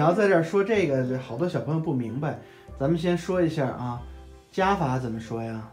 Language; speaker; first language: Chinese; native; Chinese